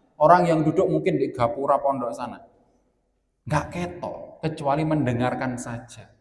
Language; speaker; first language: Indonesian; non-native, local second language; Javanese